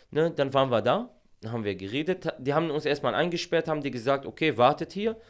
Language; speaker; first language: German; non-native, fluent; Arabic